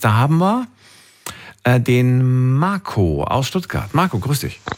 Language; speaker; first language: German; native; German